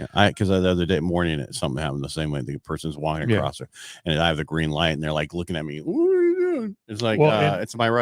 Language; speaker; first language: English; native; English